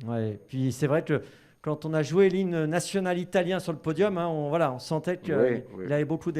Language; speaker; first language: French; native; French